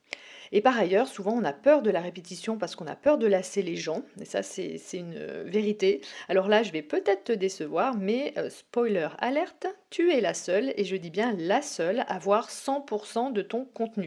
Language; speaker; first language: French; native; French